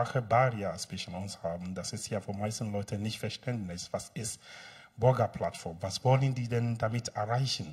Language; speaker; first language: German; non-native, fluent; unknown